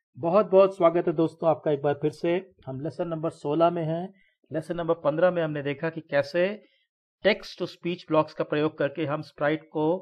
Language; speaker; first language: Hindi; native; Hindi